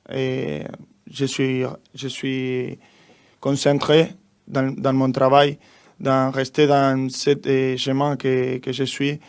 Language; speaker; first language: French; non-native, learner; Spanish